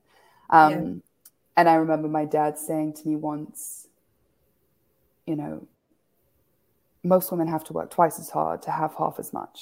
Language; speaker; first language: English; native; English